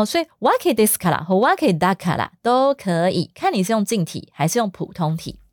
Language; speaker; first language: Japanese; non-native, fluent; Chinese